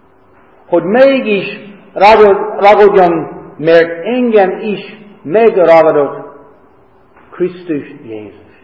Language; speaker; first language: Hungarian; non-native, fluent; English